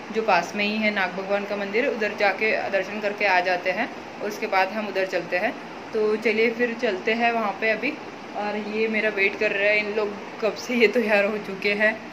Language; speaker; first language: Hindi; non-native, local second language; Marathi